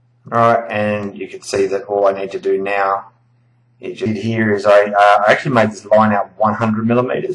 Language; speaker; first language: English; native; English